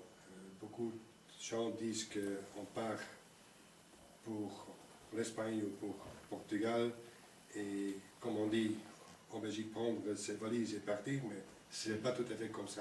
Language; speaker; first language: French; non-native, local second language; Dutch